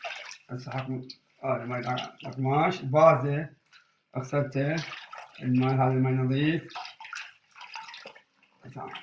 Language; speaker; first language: Arabic; native; Arabic